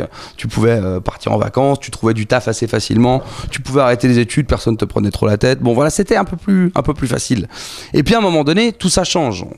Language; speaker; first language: French; native; French